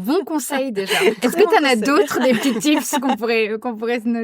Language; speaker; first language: French; native; French